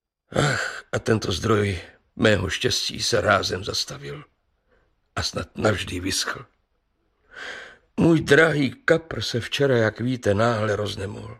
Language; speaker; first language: Czech; native; Czech